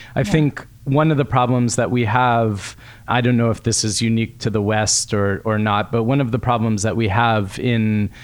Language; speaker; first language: English; native; English